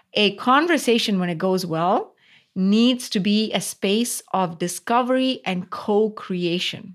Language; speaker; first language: English; non-native, local second language; Tamil